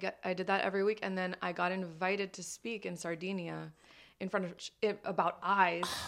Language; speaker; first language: English; non-native, fluent; French